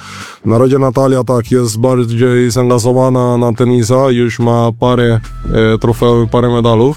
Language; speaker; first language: Polish; non-native, learner; Spanish